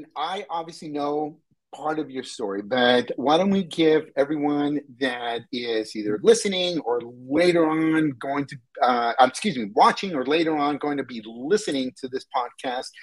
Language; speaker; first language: English; early bilingual, other home language; Spanish